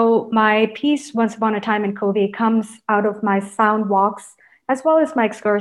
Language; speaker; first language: English; non-native, local second language; Urdu